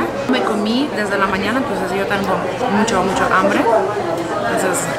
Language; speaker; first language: Spanish; non-native, learner; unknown